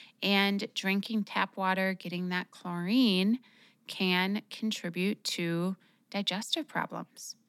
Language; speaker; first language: English; native; English